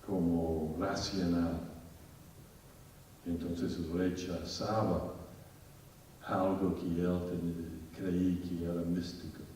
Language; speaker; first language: Spanish; non-native, fluent; English